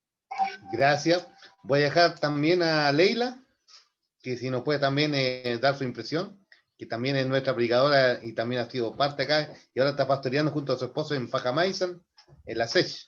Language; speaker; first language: Spanish; native; Spanish